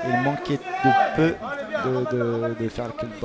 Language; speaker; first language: French; native; French